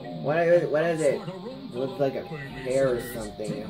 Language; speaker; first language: English; native; English